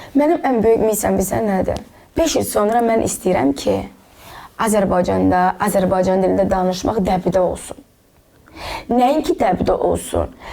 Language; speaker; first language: Azerbaijani; non-native, local second language; Russian